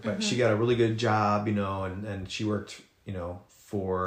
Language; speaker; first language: English; native; English